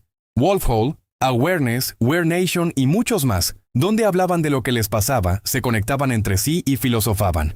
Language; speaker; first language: Spanish; native; Spanish